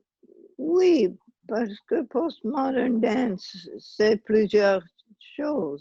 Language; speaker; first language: French; non-native, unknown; Italian